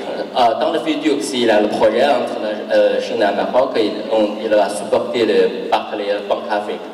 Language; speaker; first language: French; non-native, learner; Chinese